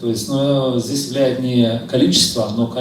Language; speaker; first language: Russian; native; Russian